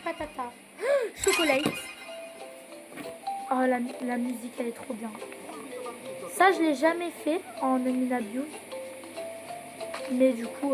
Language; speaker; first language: French; native; French